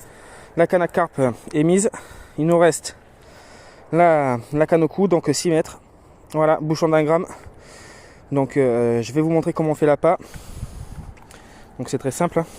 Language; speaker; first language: French; native; French